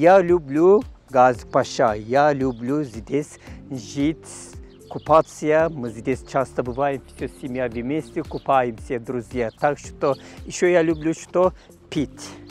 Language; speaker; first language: Russian; non-native, fluent; Turkish